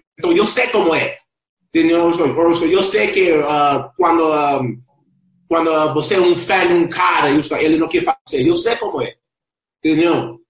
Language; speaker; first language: Portuguese; non-native, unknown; Spanish